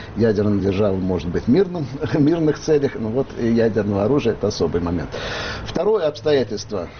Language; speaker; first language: Russian; native; Russian